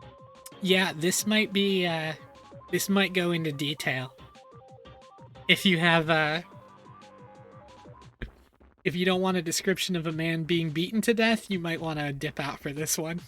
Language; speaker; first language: English; native; English